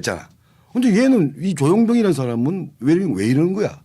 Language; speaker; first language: Korean; native; Korean